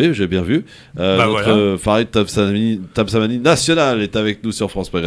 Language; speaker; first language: French; native; French